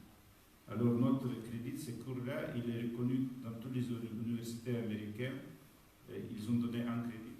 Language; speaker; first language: French; non-native, fluent; Romanian